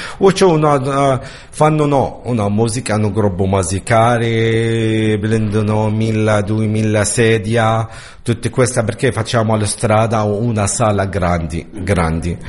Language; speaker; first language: Italian; non-native, learner; Arabic